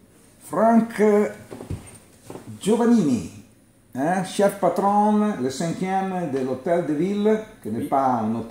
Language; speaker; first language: French; non-native, learner; Italian